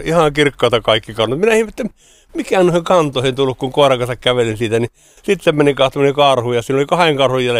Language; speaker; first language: Finnish; native; Finnish